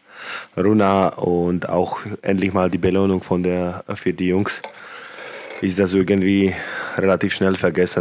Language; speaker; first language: German; non-native, fluent; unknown